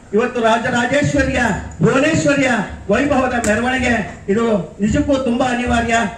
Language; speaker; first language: Kannada; native; Kannada